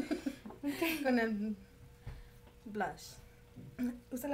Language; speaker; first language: Spanish; early bilingual, heritage; Spanish